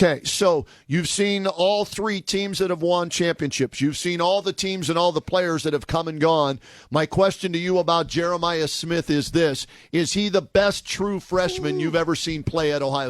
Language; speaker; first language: English; native; English